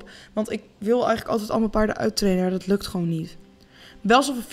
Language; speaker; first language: Dutch; native; Dutch